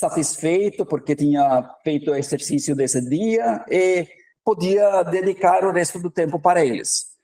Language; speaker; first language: Portuguese; non-native, fluent; Norwegian